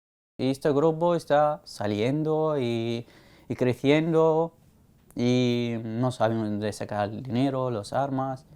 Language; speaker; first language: Spanish; non-native, learner; Arabic